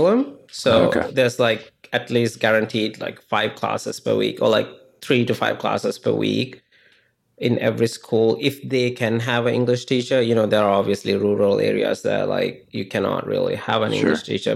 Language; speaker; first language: English; non-native, local second language; Sinhala